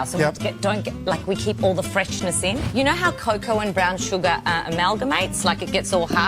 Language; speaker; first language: English; native; English